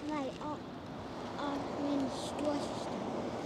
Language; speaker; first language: Danish; non-native, learner; Kalaallisut